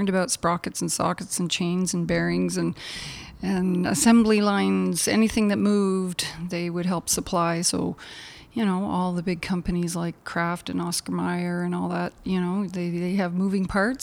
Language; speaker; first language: English; native; English